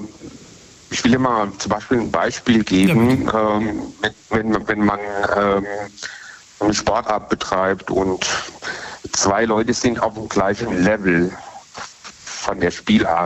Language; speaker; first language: German; native; German